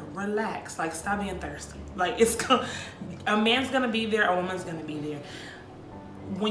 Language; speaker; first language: English; native; English